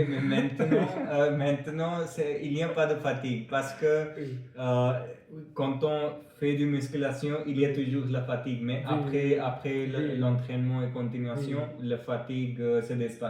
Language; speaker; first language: French; non-native, fluent; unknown